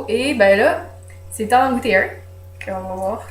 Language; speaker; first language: French; native; French